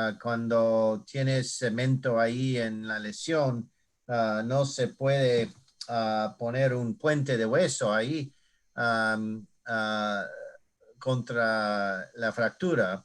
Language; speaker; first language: Spanish; non-native, learner; English